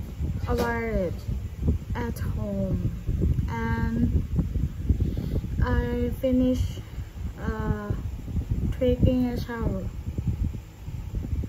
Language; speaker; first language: English; non-native, learner; Thai